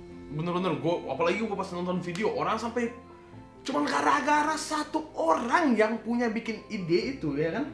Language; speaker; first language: Indonesian; non-native, fluent; Russian